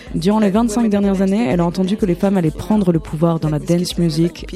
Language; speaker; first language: French; non-native, fluent; English